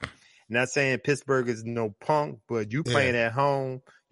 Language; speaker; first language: English; native; English